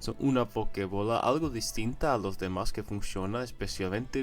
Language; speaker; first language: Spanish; non-native, fluent; English